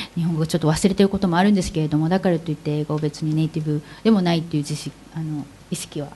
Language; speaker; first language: Japanese; native; Japanese